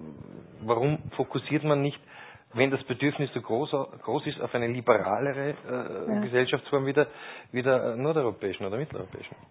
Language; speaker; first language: German; native; German